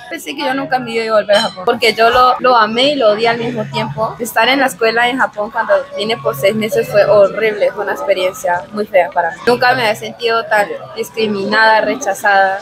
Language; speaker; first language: Spanish; native; Spanish